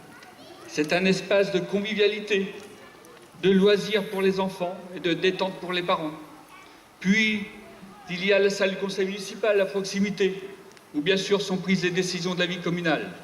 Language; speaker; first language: French; native; French